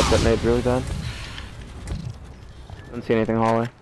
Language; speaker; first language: English; native; English